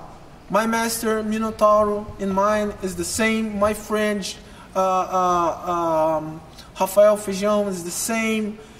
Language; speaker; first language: English; non-native, learner; Portuguese